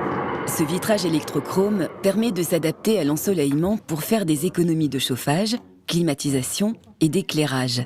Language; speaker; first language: French; native; French